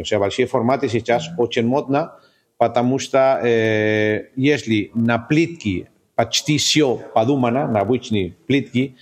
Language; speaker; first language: Russian; non-native, fluent; Spanish